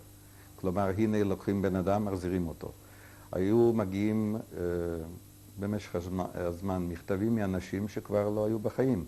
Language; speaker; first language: Hebrew; non-native, fluent; Yiddish